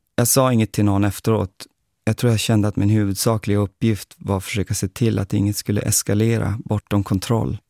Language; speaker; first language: Swedish; native; Swedish